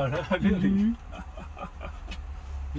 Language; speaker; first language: English; non-native, learner; Korean